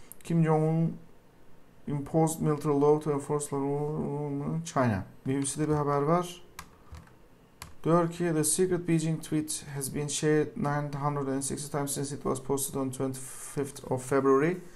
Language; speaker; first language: English; non-native, fluent; Turkish